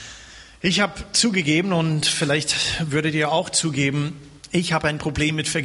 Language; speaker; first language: German; non-native, fluent; English